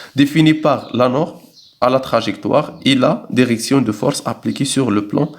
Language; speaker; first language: French; non-native, local second language; Arabic